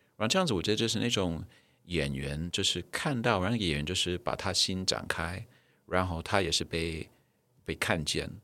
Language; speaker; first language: Chinese; non-native, fluent; English